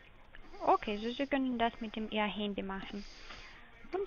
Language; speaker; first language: German; non-native, learner; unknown